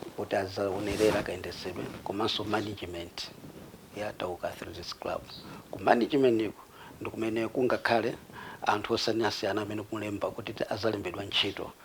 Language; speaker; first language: Nyanja; non-native, local second language; Tumbuka